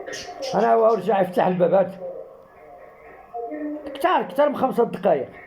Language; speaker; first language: Arabic; native; Arabic